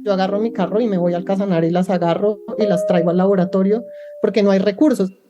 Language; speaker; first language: Spanish; native; Spanish